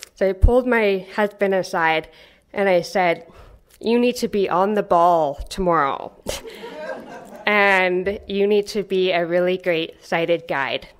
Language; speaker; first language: English; native; English